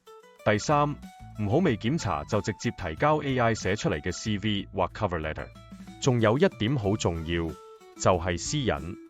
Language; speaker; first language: Cantonese; native; Cantonese